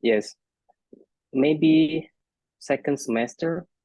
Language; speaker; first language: English; non-native, fluent; Indonesian